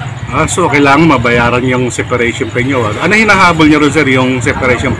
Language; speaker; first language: Filipino; native; Filipino